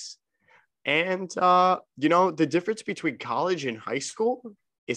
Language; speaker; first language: English; native; English